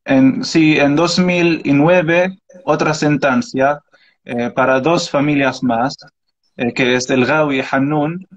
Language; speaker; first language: Spanish; non-native, learner; Arabic